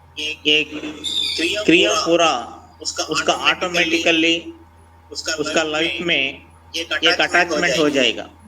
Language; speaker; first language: Hindi; non-native, local second language; Telugu